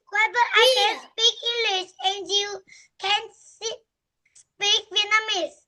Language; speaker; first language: English; non-native, learner; Vietnamese